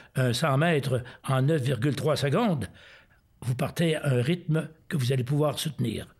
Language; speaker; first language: French; native; French